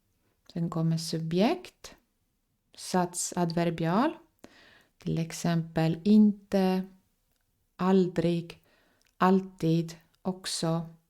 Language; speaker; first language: Swedish; non-native, fluent; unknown